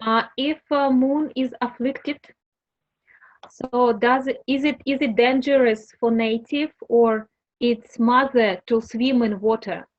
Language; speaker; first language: English; non-native, learner; Russian